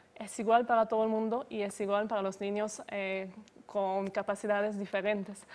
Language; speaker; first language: Spanish; non-native, fluent; French